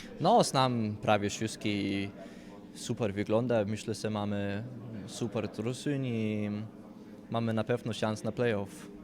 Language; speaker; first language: Polish; non-native, learner; Danish